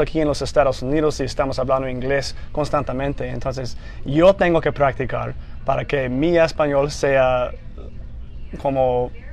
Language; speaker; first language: Spanish; non-native, fluent; English